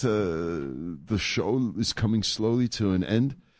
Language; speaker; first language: English; early bilingual, other home language; German